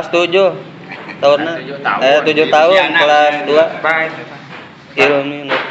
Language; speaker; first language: Indonesian; non-native, local second language; Sundanese